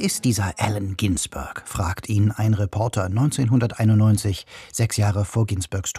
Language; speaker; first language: German; native; German